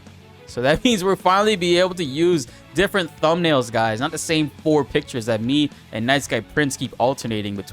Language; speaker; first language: English; native; English